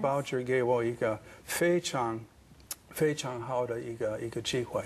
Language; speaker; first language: Chinese; non-native, fluent; English